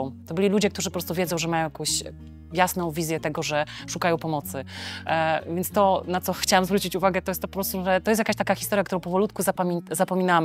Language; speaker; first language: Polish; native; Polish